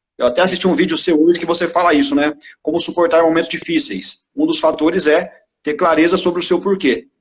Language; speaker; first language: Portuguese; native; Portuguese